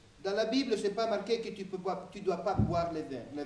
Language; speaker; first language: French; native; French